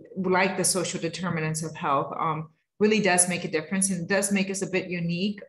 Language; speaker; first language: English; native; English